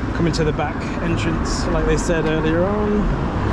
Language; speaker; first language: English; native; English